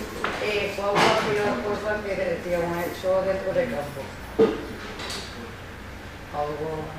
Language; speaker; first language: Spanish; non-native, learner; Portuguese